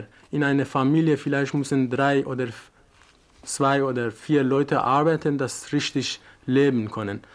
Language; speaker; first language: German; non-native, learner; Persian